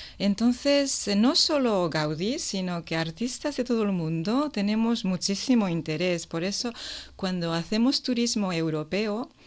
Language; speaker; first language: Spanish; non-native, fluent; Japanese